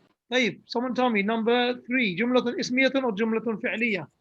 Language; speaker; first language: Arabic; non-native, fluent; English